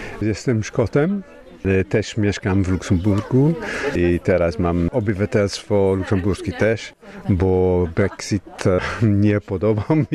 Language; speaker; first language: Polish; non-native, learner; English